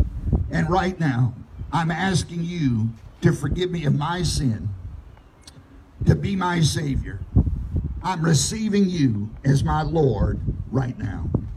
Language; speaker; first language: English; native; English